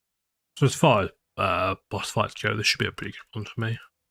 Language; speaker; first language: English; native; English